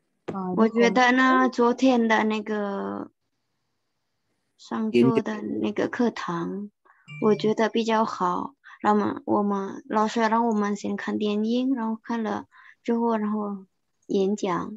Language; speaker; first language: Chinese; non-native, fluent; Indonesian